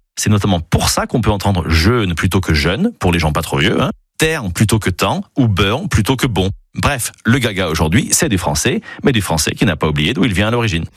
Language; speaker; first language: French; native; French